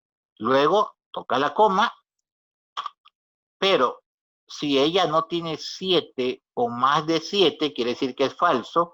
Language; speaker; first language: Spanish; native; Spanish